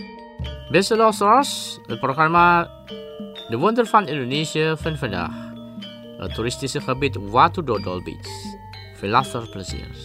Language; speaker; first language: Dutch; non-native, fluent; Indonesian